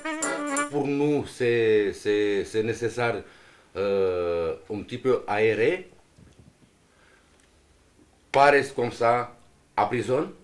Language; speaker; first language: French; non-native, learner; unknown